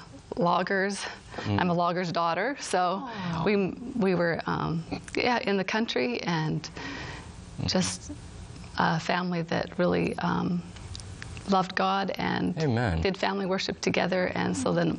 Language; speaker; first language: English; native; English